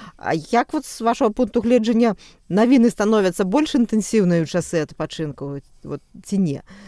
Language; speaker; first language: Belarusian; non-native, local second language; Russian